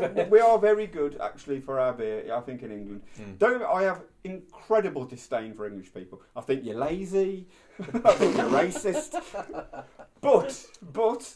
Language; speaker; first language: English; native; English